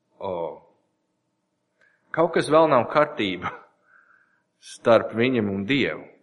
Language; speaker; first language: Latvian; non-native, learner; English